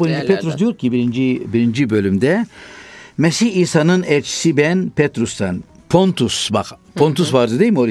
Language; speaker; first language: Turkish; non-native, fluent; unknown